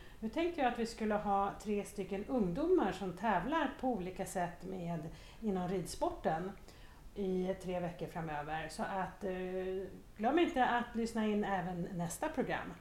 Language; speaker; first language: Swedish; native; Swedish